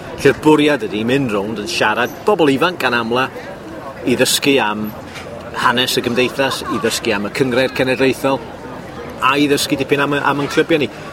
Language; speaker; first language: Welsh; native; Welsh